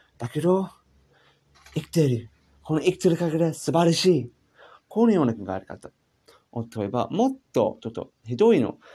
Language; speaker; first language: Japanese; non-native, learner; English